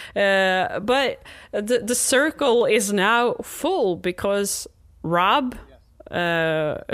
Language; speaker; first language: English; non-native, fluent; Norwegian